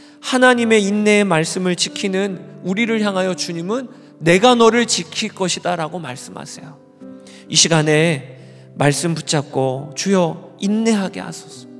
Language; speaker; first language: Korean; native; Korean